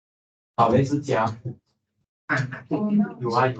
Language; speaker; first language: Chinese; native; Chinese